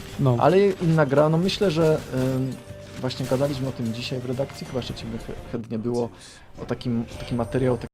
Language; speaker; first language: Polish; native; Polish